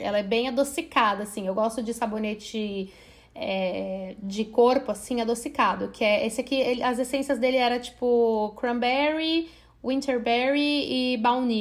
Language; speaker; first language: Portuguese; native; Portuguese